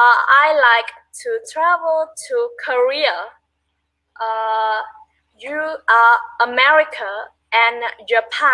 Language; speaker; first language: English; non-native, learner; Vietnamese